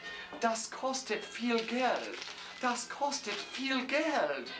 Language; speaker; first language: German; non-native, learner; English